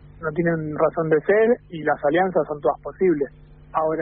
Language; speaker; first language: Spanish; native; Spanish